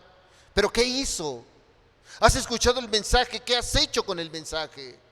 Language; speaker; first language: Spanish; native; Spanish